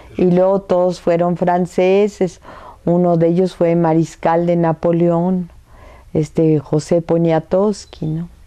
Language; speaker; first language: Spanish; early bilingual, other home language; French